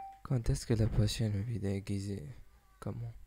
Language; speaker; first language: French; non-native, learner; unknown